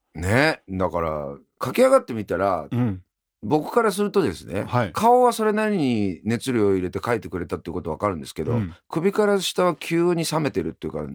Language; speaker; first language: Japanese; native; Japanese